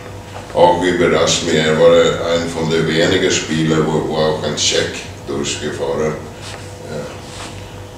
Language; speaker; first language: German; non-native, fluent; Swedish